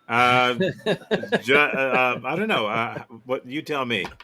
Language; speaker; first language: English; native; English